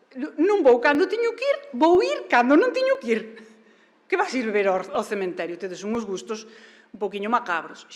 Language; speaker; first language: Galician; native; Galician